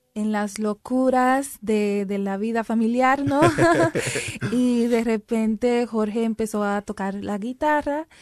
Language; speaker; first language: Spanish; early bilingual, heritage; Spanish